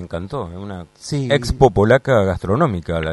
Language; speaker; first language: Spanish; native; Spanish